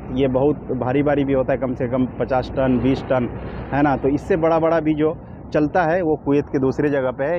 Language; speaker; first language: Hindi; native; Hindi